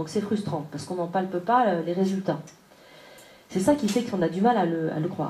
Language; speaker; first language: French; native; French